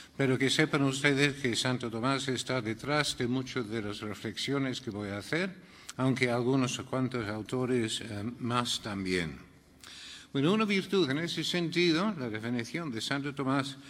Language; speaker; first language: Spanish; non-native, fluent; English